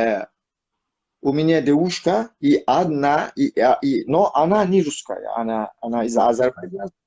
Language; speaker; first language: Russian; non-native, learner; Turkish